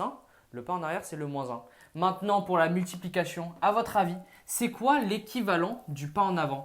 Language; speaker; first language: French; native; French